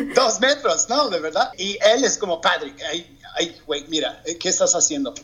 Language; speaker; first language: Spanish; non-native, learner; English